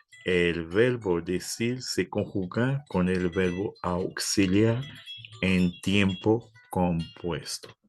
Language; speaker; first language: Spanish; non-native, fluent; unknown